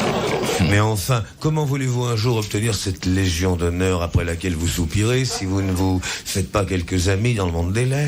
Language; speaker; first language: French; native; French